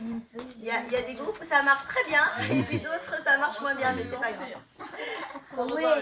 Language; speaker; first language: French; native; French